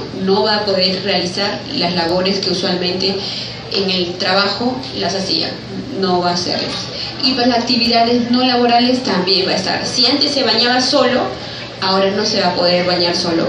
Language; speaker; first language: Spanish; native; Spanish